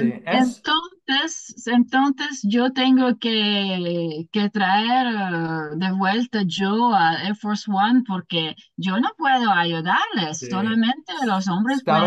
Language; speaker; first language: Spanish; non-native, learner; English